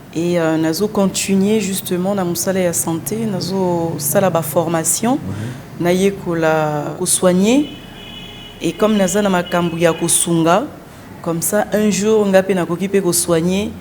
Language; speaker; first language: Lingala; native; Lingala